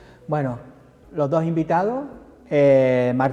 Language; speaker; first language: Spanish; native; Spanish